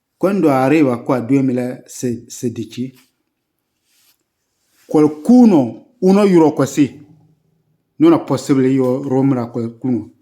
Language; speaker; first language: Italian; non-native, learner; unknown